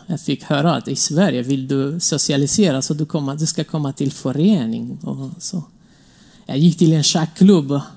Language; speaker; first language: Swedish; non-native, fluent; Kurdish